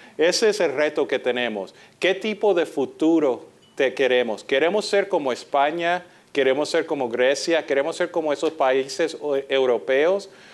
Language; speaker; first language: Spanish; native; Spanish